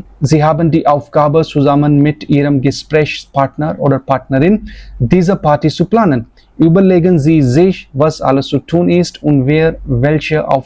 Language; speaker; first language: German; non-native, fluent; Hindi